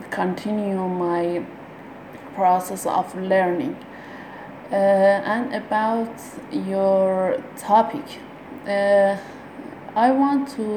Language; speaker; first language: English; non-native, learner; Persian